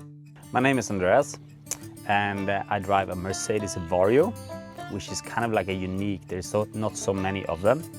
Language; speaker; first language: English; non-native, fluent; Swedish